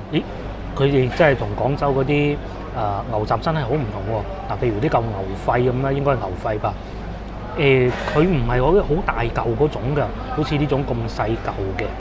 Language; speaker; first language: Cantonese; native; Cantonese